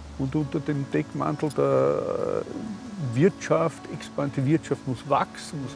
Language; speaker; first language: German; native; German